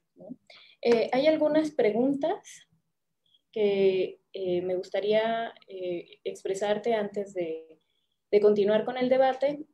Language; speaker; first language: Spanish; native; Spanish